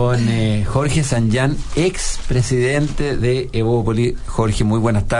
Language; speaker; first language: Spanish; native; Spanish